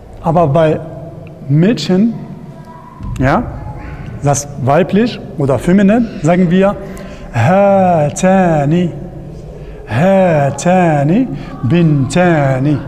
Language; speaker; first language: German; non-native, learner; Arabic